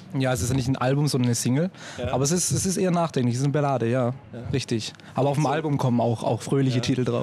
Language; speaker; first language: German; native; German